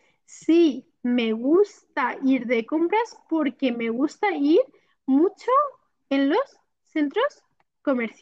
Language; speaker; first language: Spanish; non-native, learner; Bangla